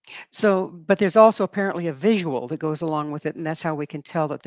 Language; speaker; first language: English; native; English